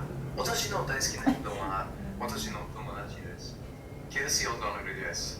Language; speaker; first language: Japanese; non-native, learner; English